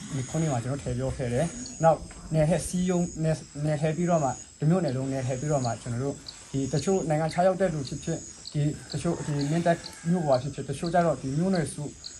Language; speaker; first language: Burmese; non-native, local second language; Hakha Chin